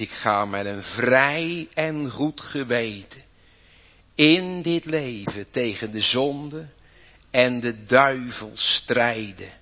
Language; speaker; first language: Dutch; native; Dutch